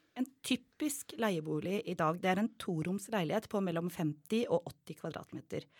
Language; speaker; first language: Norwegian; native; Norwegian